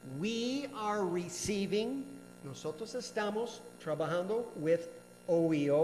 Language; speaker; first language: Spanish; non-native, learner; English